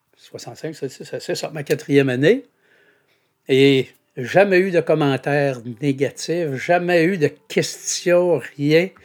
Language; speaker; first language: French; native; French